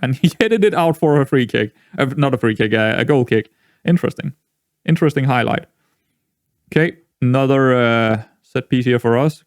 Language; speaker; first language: English; non-native, fluent; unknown